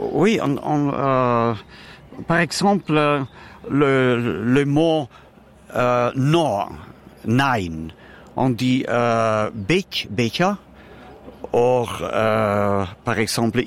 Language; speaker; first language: French; non-native, learner; Romansh